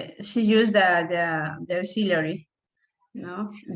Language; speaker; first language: English; non-native, learner; Spanish